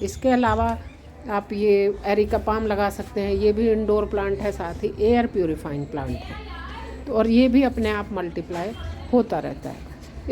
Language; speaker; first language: Hindi; native; Hindi